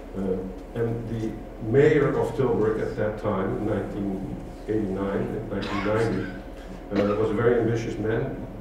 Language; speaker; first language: English; non-native, fluent; Dutch